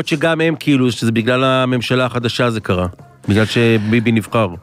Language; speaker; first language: Hebrew; native; Hebrew